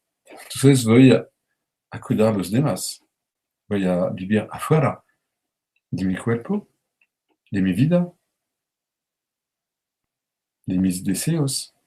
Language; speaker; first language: Spanish; non-native, learner; French